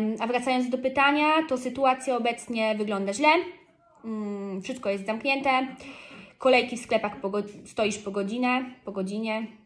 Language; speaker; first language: Polish; early bilingual, heritage; Polish